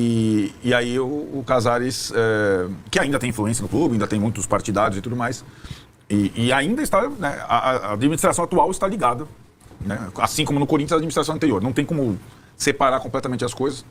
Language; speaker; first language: Portuguese; native; Portuguese